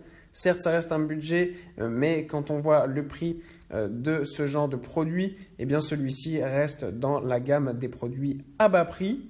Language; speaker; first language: French; native; French